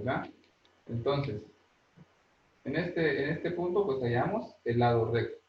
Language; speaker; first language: Spanish; native; Spanish